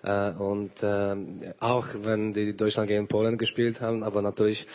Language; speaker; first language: German; non-native, learner; Polish